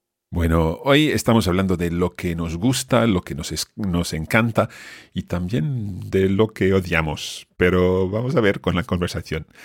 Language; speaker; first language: Spanish; non-native, fluent; English